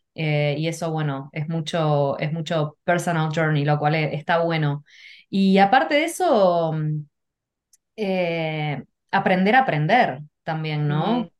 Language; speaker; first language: Spanish; native; Spanish